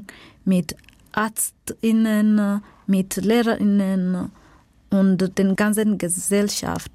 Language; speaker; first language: German; non-native, fluent; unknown